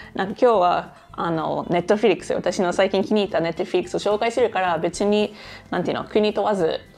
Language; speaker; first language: Japanese; non-native, fluent; English